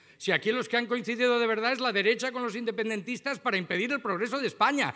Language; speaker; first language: Spanish; non-native, local second language; Catalan